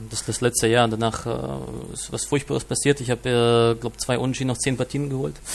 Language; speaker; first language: German; non-native, fluent; Russian